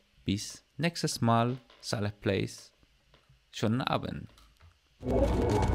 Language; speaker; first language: German; non-native, learner; Persian